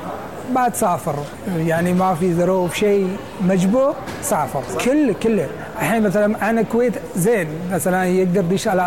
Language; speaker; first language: Arabic; non-native, learner; Persian